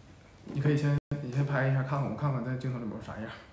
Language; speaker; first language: Chinese; native; Chinese